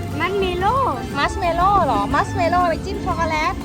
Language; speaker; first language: Thai; native; Thai